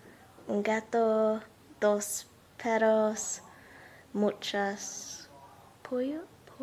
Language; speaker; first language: Spanish; non-native, learner; English